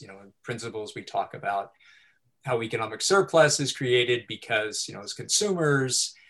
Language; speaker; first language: English; native; English